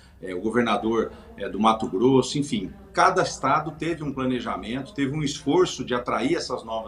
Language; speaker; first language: Portuguese; native; Portuguese